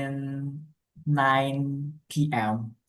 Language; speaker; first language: English; non-native, learner; Indonesian